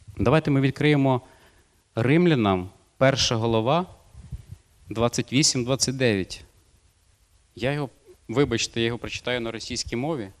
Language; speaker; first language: Ukrainian; non-native, local second language; Russian